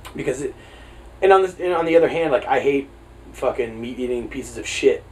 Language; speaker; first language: English; native; English